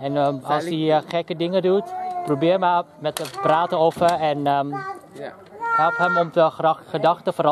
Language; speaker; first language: Dutch; non-native, local second language; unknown